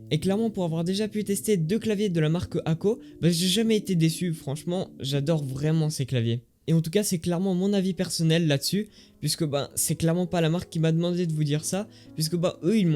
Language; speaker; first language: French; native; French